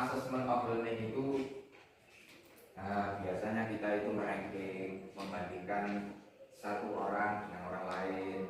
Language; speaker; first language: Indonesian; native; Indonesian